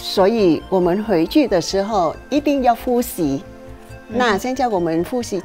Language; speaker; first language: Chinese; non-native, local second language; Vietnamese